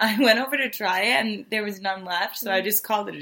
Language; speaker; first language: English; native; English